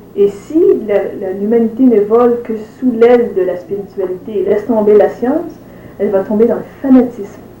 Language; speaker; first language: French; native; French